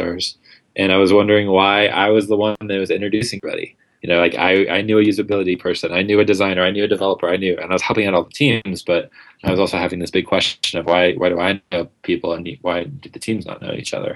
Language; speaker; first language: English; native; English